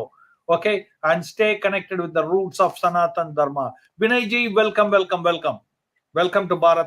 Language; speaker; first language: English; non-native, local second language; Hindi